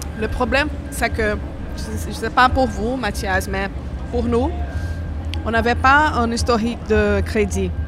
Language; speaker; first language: French; non-native, fluent; Portuguese